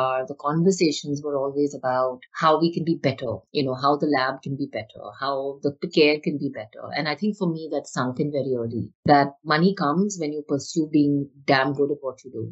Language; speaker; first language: English; non-native, local second language; Hindi